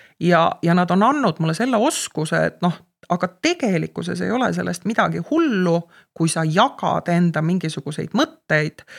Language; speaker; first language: Estonian; native; Estonian